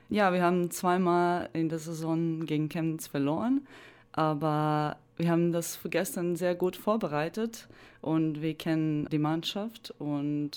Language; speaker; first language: German; non-native, fluent; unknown